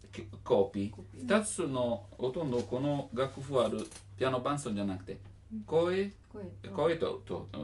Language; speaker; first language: Japanese; non-native, learner; Italian